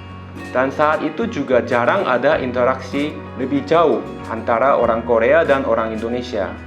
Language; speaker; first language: Indonesian; non-native, fluent; Korean